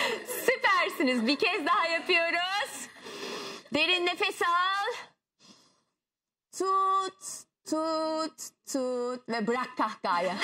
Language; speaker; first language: Turkish; native; Turkish